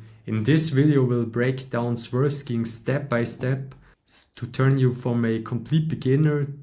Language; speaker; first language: English; non-native, fluent; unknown